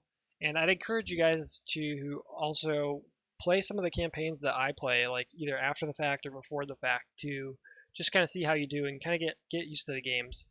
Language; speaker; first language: English; native; English